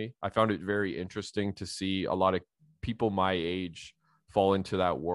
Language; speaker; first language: English; native; English